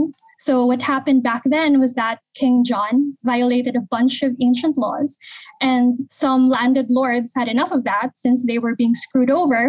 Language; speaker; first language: English; non-native, local second language; Hiligaynon